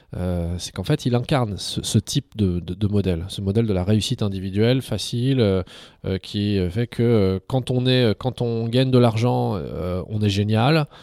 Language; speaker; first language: French; early bilingual, other home language; Arabic